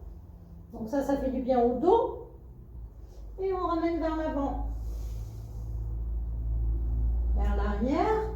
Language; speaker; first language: French; native; French